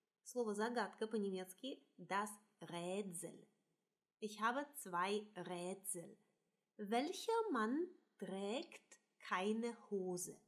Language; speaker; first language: German; non-native, fluent; Russian